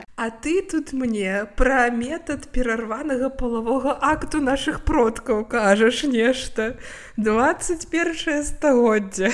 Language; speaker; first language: Belarusian; non-native, local second language; Russian